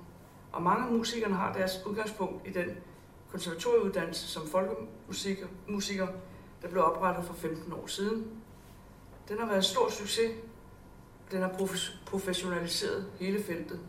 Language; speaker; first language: Danish; native; Danish